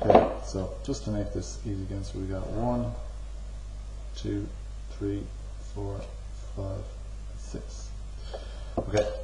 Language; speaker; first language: English; native; English